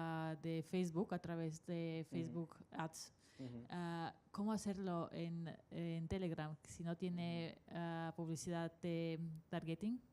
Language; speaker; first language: Spanish; non-native, fluent; Russian